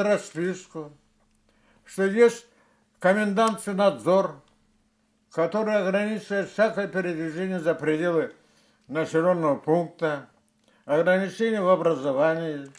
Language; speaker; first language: Russian; non-native, local second language; Karachay-Balkar